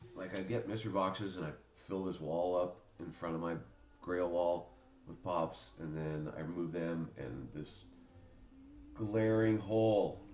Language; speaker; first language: English; native; English